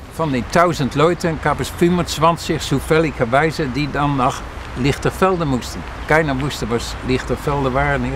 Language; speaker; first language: German; non-native, fluent; Dutch